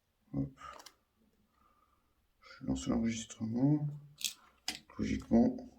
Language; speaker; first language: French; native; French